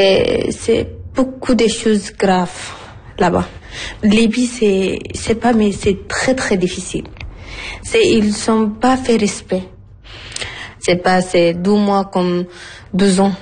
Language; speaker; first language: French; non-native, learner; Arabic